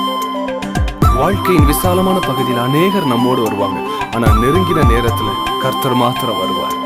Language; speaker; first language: Tamil; native; Tamil